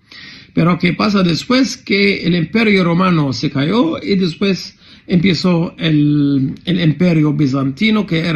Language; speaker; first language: Spanish; non-native, fluent; Arabic